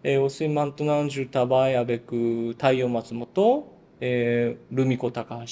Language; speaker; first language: French; non-native, learner; Japanese